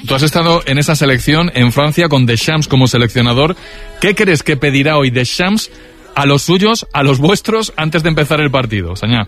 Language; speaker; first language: Spanish; native; Spanish